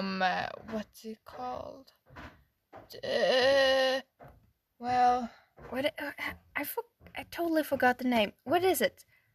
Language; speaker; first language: English; non-native, fluent; Swedish